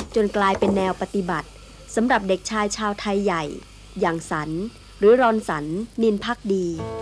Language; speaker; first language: Thai; native; Thai